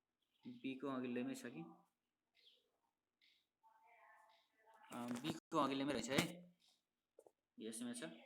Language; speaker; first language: Nepali; native; Nepali